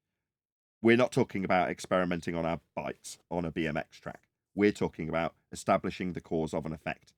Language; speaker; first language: English; native; English